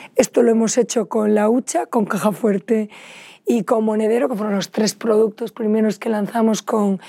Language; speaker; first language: Spanish; native; Spanish